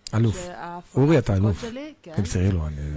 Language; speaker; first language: Hebrew; native; Hebrew